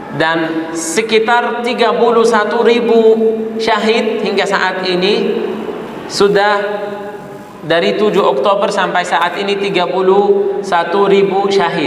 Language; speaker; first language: Indonesian; non-native, fluent; Arabic